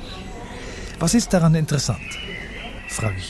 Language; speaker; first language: German; native; German